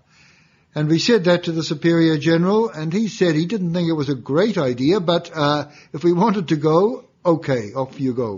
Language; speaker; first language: English; native; English